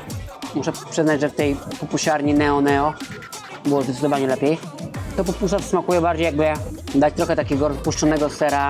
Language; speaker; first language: Polish; native; Polish